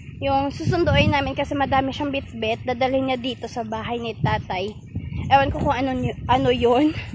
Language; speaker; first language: Filipino; non-native, local second language; Hiligaynon